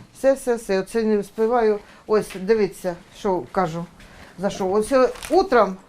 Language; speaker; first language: Ukrainian; non-native, local second language; Russian